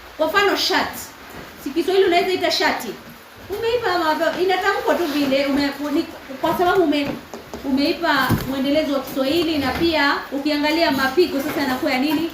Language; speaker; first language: Swahili; non-native, local second language; Kamba